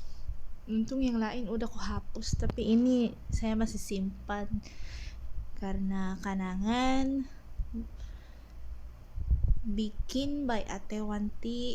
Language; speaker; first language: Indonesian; non-native, learner; Filipino